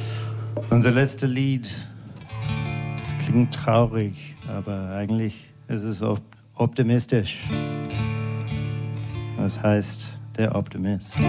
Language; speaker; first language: German; non-native, fluent; English